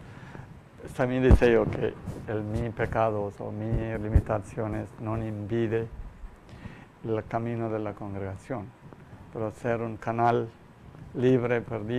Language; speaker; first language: Spanish; non-native, learner; Malayalam